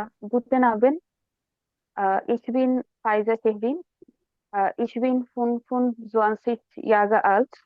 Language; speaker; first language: German; non-native, learner; Bangla